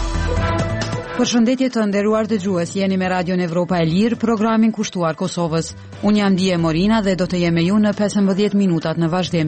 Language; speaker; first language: Albanian; native; Albanian